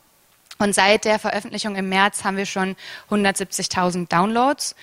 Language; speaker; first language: German; native; German